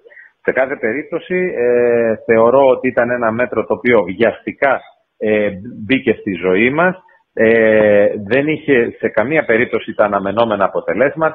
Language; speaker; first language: Greek; native; Greek